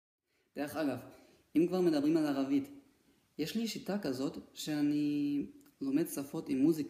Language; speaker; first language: Hebrew; non-native, fluent; German